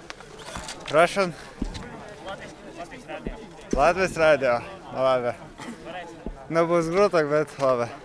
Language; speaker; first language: Latvian; non-native, local second language; Russian